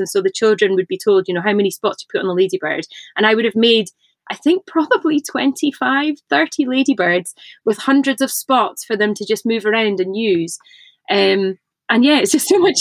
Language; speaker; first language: English; native; English